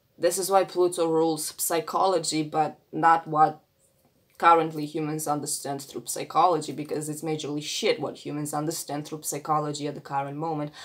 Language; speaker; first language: English; non-native, fluent; Romanian